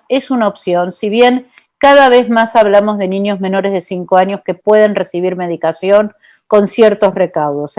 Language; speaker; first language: Spanish; native; Spanish